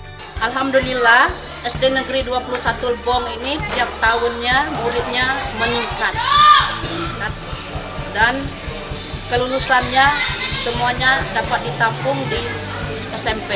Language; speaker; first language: Indonesian; native; Indonesian